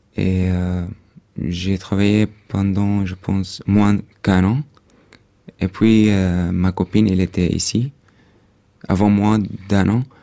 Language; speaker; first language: French; non-native, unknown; Arabic